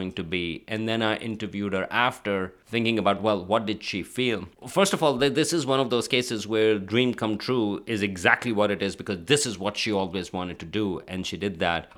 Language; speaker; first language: English; non-native, local second language; Urdu